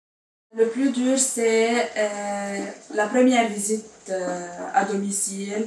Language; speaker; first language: French; non-native, fluent; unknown